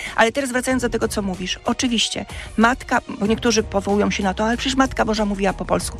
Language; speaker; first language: Polish; native; Polish